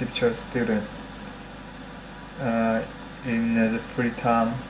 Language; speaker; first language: English; non-native, learner; Vietnamese